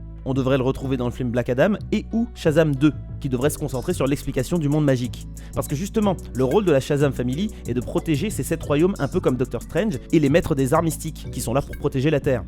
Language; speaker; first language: French; native; French